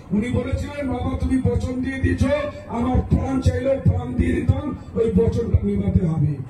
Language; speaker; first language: Bangla; non-native, local second language; Hindi